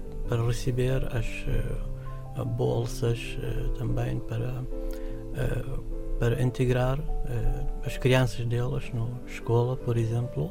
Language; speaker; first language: Portuguese; non-native, learner; Arabic